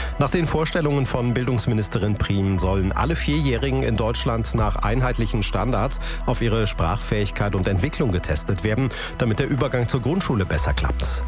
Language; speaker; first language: German; native; German